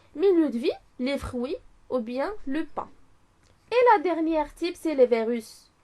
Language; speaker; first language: French; non-native, local second language; Arabic